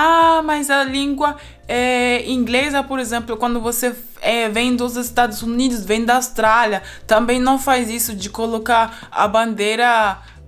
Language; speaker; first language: Portuguese; non-native, fluent; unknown